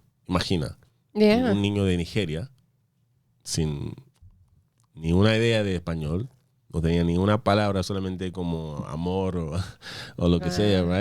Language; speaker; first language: Spanish; early bilingual, other home language; English